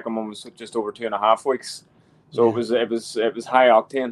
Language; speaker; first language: English; native; English